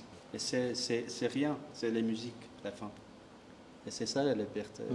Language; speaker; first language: French; non-native, learner; Arabic